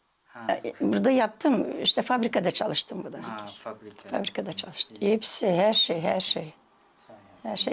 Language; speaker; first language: Turkish; early bilingual, heritage; Turkish